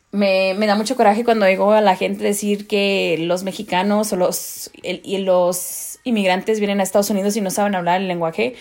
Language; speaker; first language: Spanish; early bilingual, heritage; Spanish